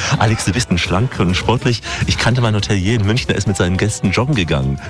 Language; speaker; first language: German; native; German